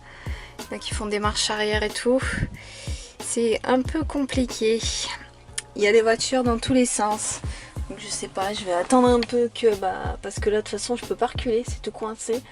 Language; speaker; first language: French; native; French